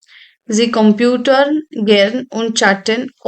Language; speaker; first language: German; non-native, fluent; Hindi